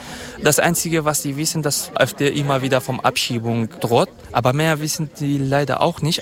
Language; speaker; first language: German; non-native, fluent; Kurdish